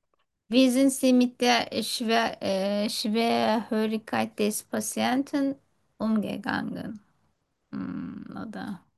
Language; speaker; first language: German; non-native, fluent; Turkish